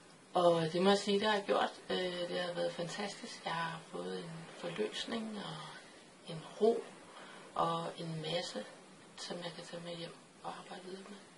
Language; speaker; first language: Danish; native; Danish